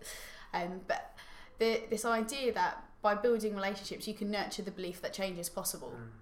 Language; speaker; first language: English; native; English